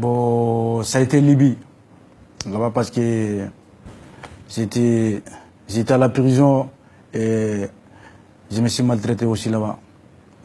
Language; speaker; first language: French; non-native, learner; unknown